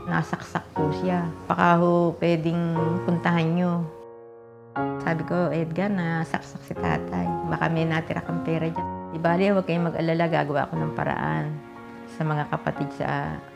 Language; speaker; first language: Filipino; native; Filipino